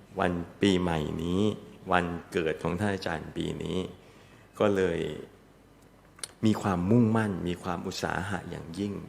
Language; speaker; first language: Thai; native; Thai